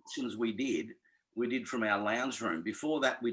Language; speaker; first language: English; native; English